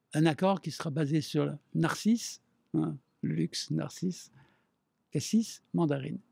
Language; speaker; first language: French; native; French